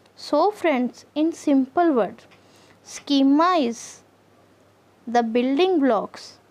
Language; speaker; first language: English; non-native, local second language; Punjabi